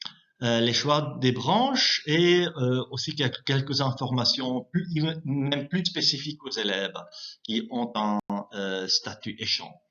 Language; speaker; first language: French; non-native, local second language; German